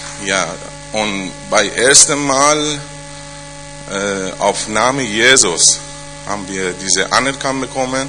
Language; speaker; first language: German; non-native, learner; Persian